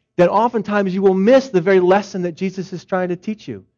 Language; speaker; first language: English; native; English